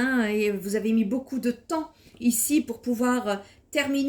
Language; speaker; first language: French; native; French